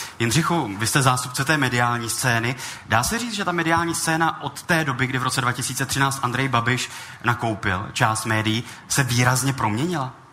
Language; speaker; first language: Czech; native; Czech